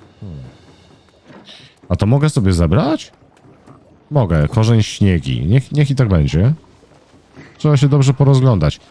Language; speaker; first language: Polish; native; Polish